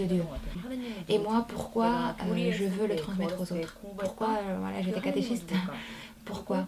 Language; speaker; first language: French; non-native, fluent; Korean